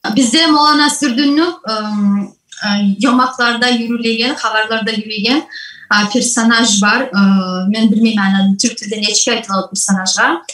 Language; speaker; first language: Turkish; non-native, learner; Kumyk